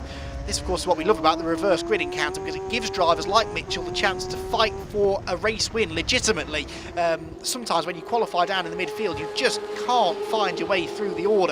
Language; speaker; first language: English; native; English